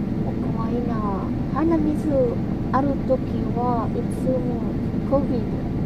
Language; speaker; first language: Japanese; non-native, learner; Filipino